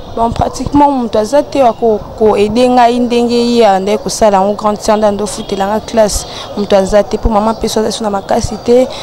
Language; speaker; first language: Lingala; non-native, local second language; Luba-Lulua